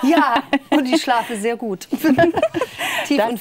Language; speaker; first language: German; native; German